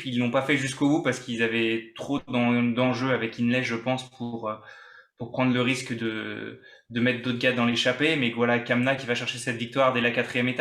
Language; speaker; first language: French; native; French